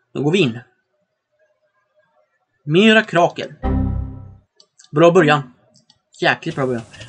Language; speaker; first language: Swedish; native; Swedish